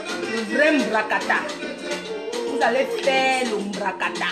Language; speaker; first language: French; non-native, local second language; Lingala